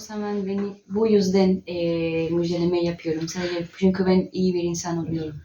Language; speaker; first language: Turkish; non-native, learner; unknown